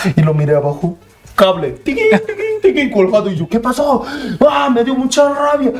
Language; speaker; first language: Spanish; non-native, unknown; Korean